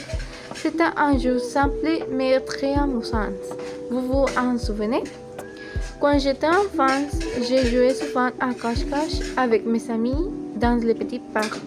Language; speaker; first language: French; non-native, learner; Spanish